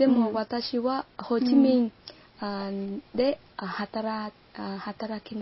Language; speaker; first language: Japanese; non-native, learner; Vietnamese